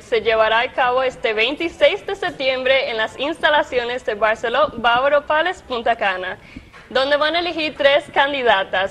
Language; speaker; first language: Spanish; native; Spanish